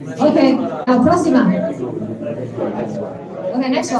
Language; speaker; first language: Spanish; non-native, learner; Chinese